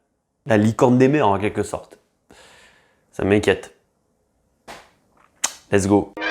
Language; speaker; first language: French; native; French